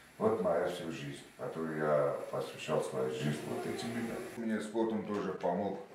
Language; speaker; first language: Russian; non-native, local second language; Armenian